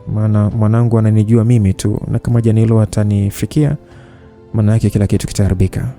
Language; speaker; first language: Swahili; native; Swahili